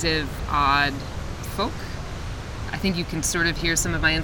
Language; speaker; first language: English; native; English